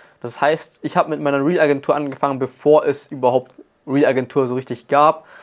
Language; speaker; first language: German; native; German